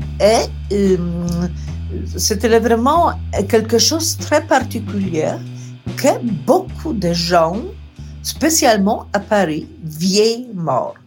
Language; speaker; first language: French; non-native, learner; Polish